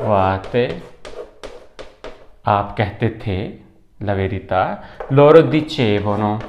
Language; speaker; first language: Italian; non-native, fluent; Urdu